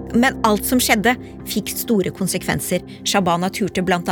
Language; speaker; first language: Norwegian; native; Norwegian